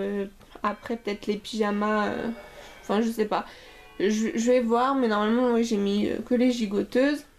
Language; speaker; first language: French; native; French